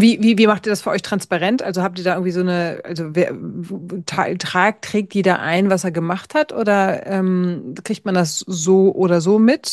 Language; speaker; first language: German; native; German